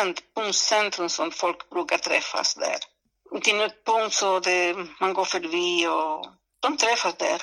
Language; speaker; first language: Swedish; non-native, fluent; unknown